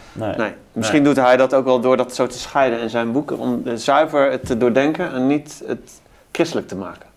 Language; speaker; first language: Dutch; native; Dutch